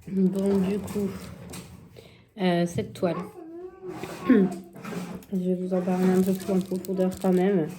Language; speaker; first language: French; native; French